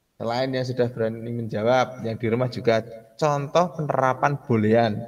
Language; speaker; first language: Indonesian; native; Indonesian